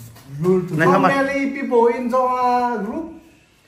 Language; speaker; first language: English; non-native, learner; Vietnamese